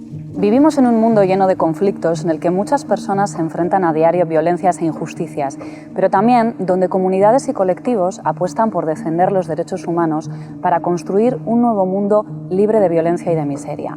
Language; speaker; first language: Spanish; native; Spanish